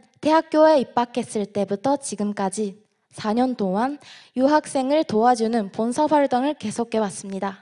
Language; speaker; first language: Korean; non-native, fluent; Japanese